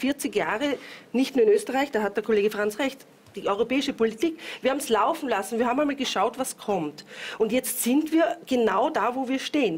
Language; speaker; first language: German; native; German